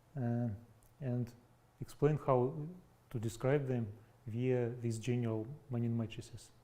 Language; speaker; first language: English; non-native, fluent; Russian